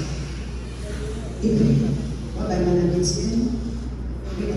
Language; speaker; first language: French; non-native, local second language; Haitian Creole